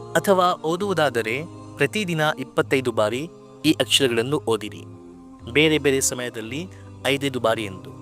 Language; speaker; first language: Kannada; non-native, local second language; Urdu